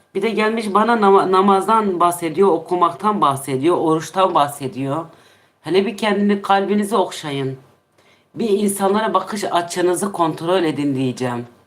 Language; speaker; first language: Turkish; non-native, local second language; Kurdish